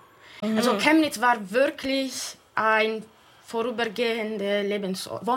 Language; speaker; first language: German; non-native, fluent; Italian